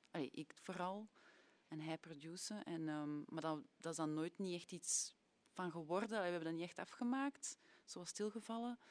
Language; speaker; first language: Dutch; native; Dutch